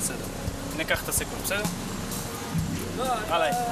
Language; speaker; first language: Hebrew; non-native, fluent; Portuguese